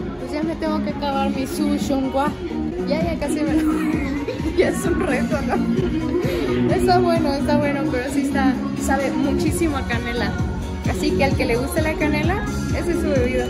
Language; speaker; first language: Spanish; native; Spanish